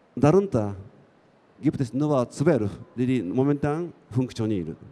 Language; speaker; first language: German; non-native, fluent; Japanese